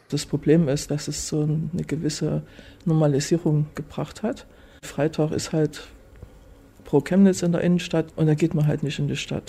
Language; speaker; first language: German; native; German